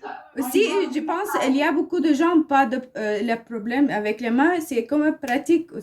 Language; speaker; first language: French; non-native, learner; Arabic